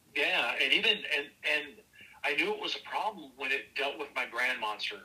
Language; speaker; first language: English; native; English